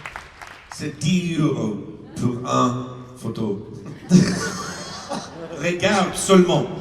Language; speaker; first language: French; non-native, learner; English